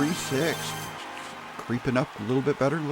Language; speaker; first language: English; native; English